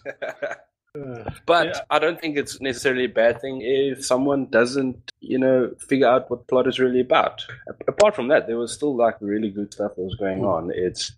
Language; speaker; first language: English; non-native, local second language; Afrikaans